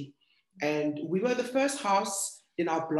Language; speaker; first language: English; non-native, local second language; Xhosa